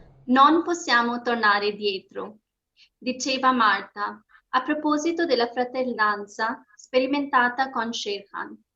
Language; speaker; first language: Italian; non-native, fluent; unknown